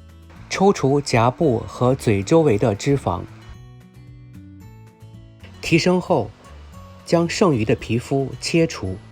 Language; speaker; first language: Chinese; native; Chinese